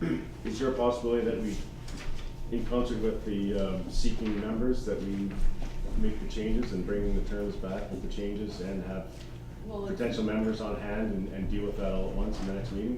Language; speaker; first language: English; native; English